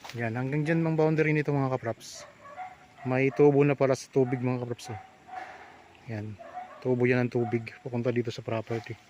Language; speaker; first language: Filipino; non-native, local second language; Cebuano